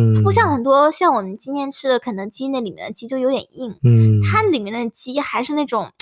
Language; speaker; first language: Chinese; native; Chinese